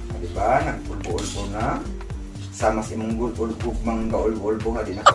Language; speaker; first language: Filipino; non-native, local second language; Cebuano